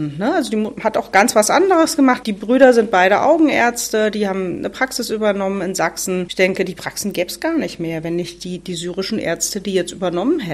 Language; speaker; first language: German; native; German